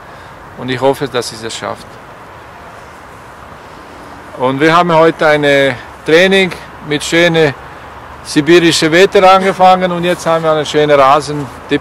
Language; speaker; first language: German; non-native, fluent; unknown